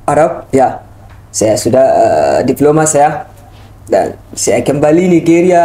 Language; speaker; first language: Indonesian; non-native, learner; Hausa